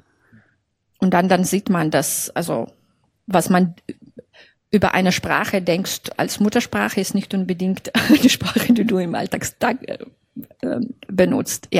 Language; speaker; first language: German; non-native, fluent; Belarusian